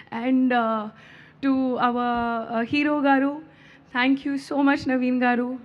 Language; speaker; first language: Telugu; non-native, learner; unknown